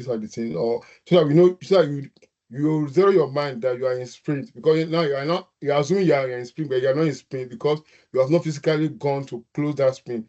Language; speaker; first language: English; non-native, local second language; Yoruba